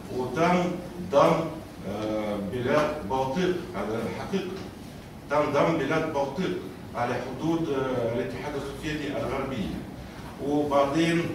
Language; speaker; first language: Arabic; non-native, fluent; Russian